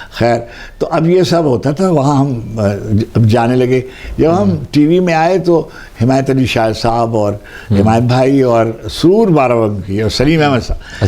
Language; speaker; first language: Urdu; native; Urdu